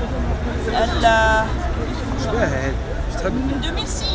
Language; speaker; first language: French; non-native, learner; Arabic